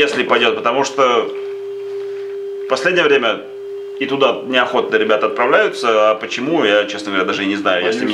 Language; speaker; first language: Russian; native; Russian